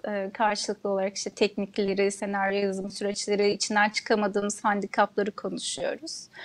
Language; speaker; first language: Turkish; non-native, local second language; Kurdish